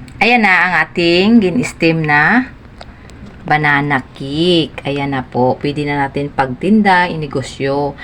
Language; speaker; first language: Filipino; non-native, local second language; Hiligaynon